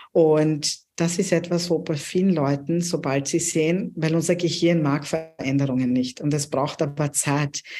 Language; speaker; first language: German; non-native, fluent; Urdu